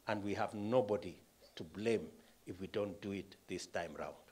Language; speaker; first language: English; non-native, local second language; Kalenjin